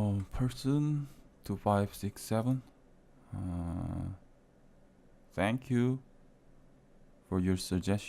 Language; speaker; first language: English; non-native, learner; Korean